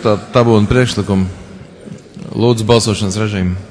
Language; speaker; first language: Latvian; native; Latvian